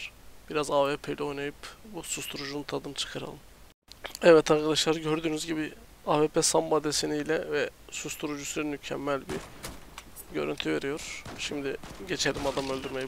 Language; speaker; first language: Turkish; native; Turkish